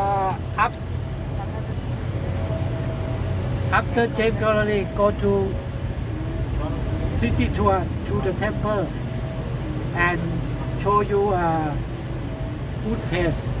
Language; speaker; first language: English; non-native, learner; Thai